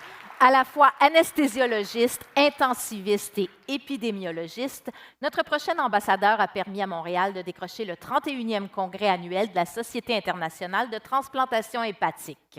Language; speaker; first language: French; native; French